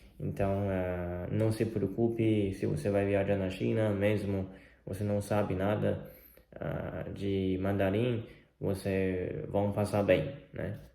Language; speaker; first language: Portuguese; non-native, fluent; Chinese